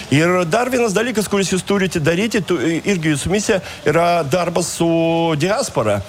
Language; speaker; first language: Lithuanian; non-native, fluent; Russian